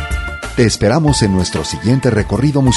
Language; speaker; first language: Spanish; native; Spanish